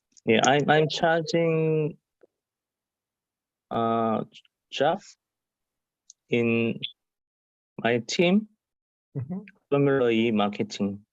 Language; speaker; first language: English; non-native, learner; Korean